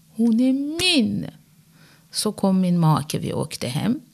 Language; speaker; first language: Swedish; non-native, fluent; Persian